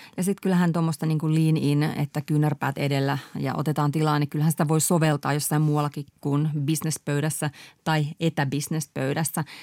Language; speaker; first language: Finnish; native; Finnish